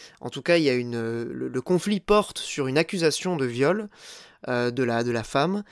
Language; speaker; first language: French; native; French